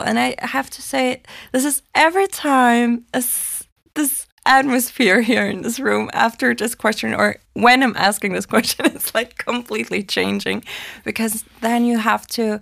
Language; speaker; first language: English; non-native, fluent; German